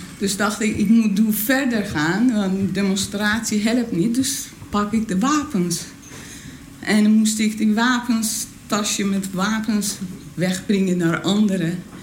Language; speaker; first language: Dutch; non-native, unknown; Persian